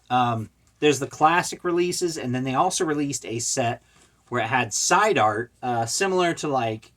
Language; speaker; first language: English; native; English